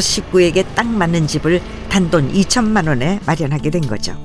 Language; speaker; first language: Korean; native; Korean